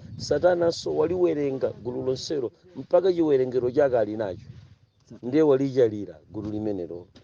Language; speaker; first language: Nyanja; non-native, local second language; Tumbuka